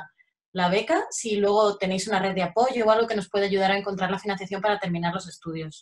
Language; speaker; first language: Spanish; native; Spanish